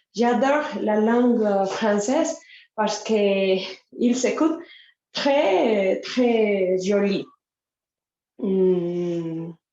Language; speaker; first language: French; non-native, learner; Spanish